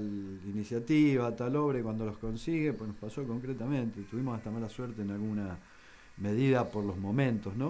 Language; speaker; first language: Spanish; native; Spanish